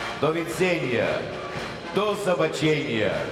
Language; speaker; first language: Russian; native; Russian